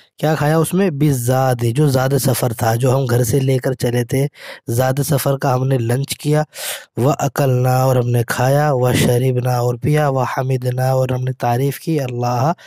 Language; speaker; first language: Urdu; native; Urdu